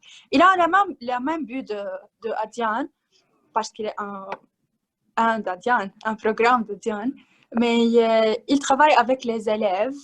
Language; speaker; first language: French; non-native, learner; Arabic